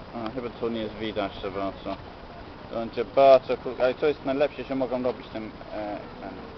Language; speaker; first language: Polish; non-native, learner; English